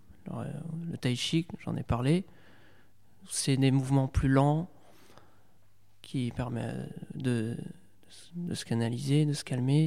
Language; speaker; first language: French; native; French